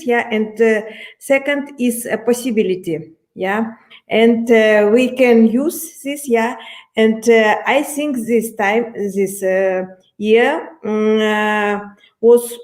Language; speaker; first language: English; non-native, learner; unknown